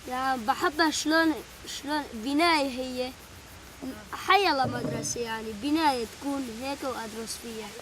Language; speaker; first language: Arabic; native; Arabic